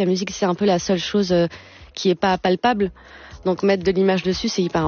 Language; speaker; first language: French; native; French